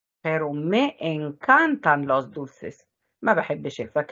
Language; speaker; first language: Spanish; non-native, fluent; Arabic